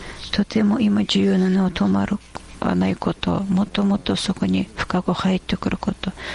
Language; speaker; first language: Japanese; non-native, fluent; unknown